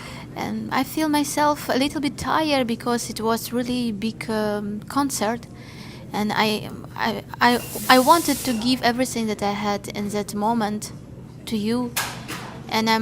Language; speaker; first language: English; non-native, learner; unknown